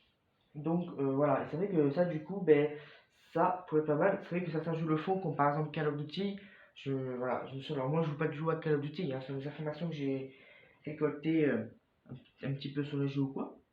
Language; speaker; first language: French; native; French